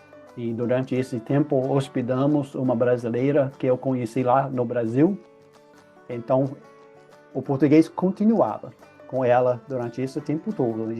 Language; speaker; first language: Portuguese; non-native, fluent; English